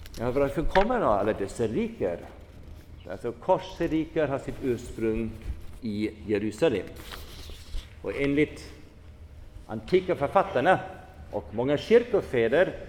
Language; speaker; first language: Swedish; non-native, fluent; German